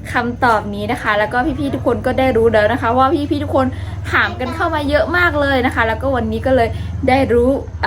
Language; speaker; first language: Thai; native; Thai